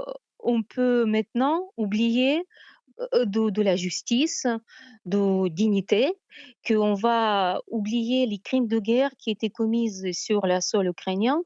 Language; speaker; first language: French; non-native, fluent; Ukrainian